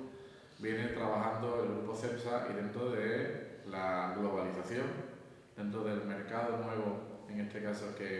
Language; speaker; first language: Spanish; native; Spanish